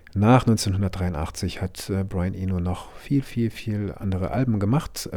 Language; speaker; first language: German; native; German